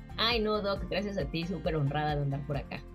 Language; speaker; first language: Spanish; native; Spanish